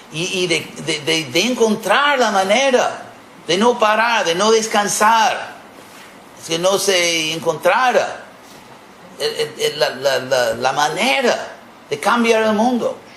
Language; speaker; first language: Spanish; non-native, fluent; English